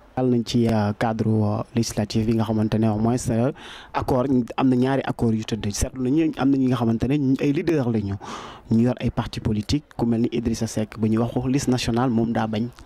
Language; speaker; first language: Wolof; native; Wolof